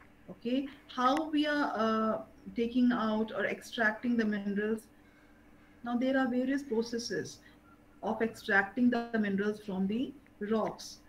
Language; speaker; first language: English; non-native, local second language; Hindi